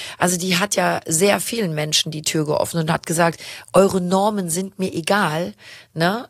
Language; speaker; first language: German; native; German